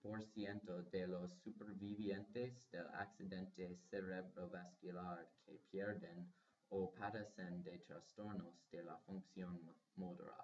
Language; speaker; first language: Spanish; non-native, learner; English